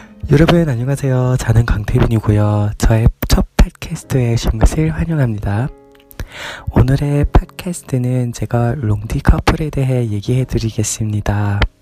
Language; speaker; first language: Korean; non-native, learner; English